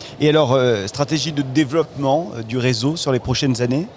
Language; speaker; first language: French; native; French